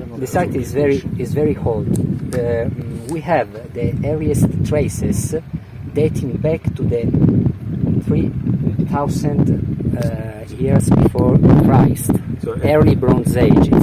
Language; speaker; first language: English; non-native, fluent; Italian